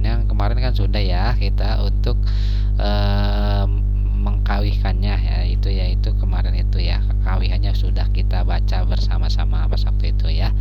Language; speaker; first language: Indonesian; non-native, local second language; Sundanese